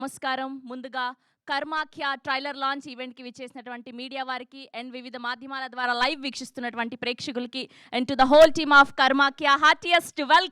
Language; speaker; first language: Telugu; native; Telugu